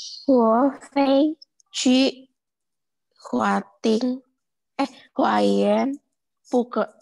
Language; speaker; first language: Chinese; non-native, learner; Indonesian